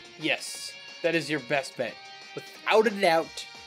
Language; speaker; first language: English; native; English